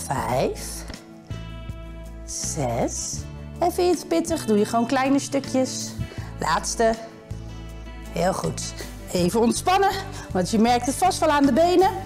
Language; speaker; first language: Dutch; native; Dutch